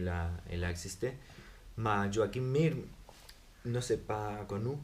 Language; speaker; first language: French; non-native, learner; Spanish